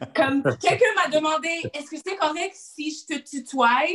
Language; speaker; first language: French; non-native, learner; English